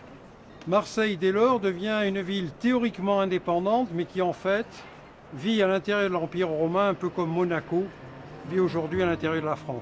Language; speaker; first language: French; native; French